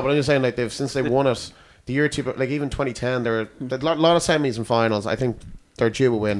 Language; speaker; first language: English; native; English